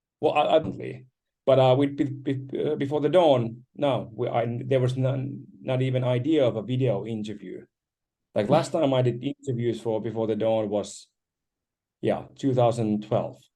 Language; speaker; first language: English; non-native, fluent; Finnish